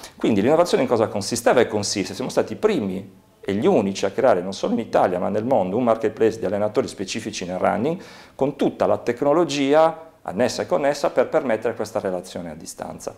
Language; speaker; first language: Italian; native; Italian